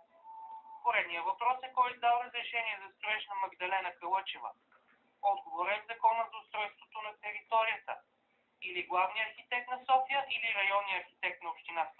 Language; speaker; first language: Bulgarian; native; Bulgarian